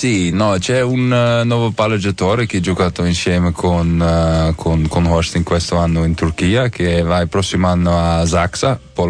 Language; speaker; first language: Italian; non-native, learner; Dutch